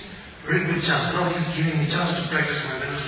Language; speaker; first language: Russian; non-native, learner; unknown